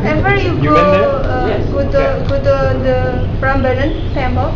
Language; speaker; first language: English; non-native, learner; Indonesian